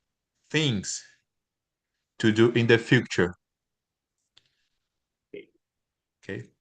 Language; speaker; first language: English; non-native, learner; Portuguese